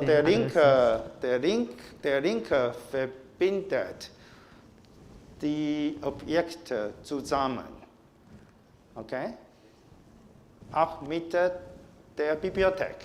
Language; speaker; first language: German; non-native, learner; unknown